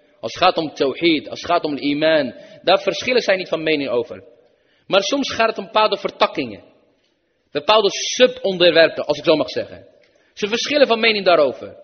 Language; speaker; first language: Dutch; early bilingual, other home language; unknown